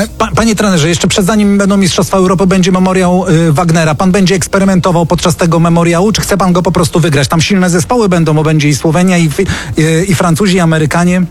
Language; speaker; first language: Polish; native; Polish